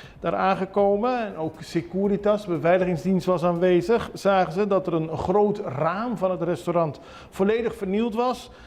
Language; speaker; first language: Dutch; non-native, local second language; Papiamento